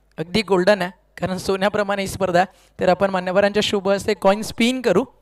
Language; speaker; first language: Marathi; native; Marathi